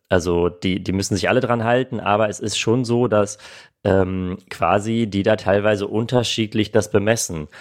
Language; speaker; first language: German; early bilingual, other home language; Armenian